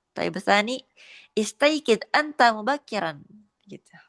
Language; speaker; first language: Arabic; non-native, learner; Indonesian